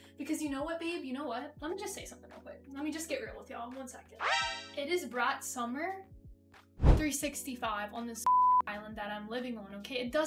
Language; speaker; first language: English; native; English